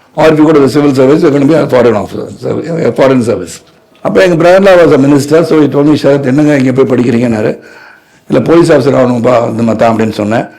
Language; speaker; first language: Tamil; native; Tamil